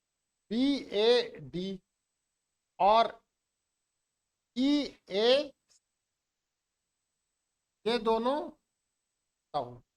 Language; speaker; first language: Hindi; native; Hindi